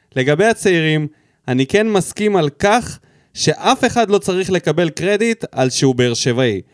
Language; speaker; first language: Hebrew; early bilingual, other home language; Russian